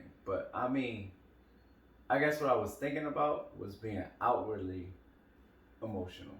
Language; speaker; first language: English; native; English